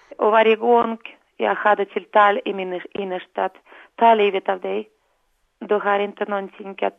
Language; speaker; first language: Swedish; non-native, fluent; Russian